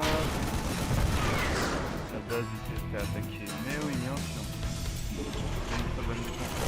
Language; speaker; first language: French; native; French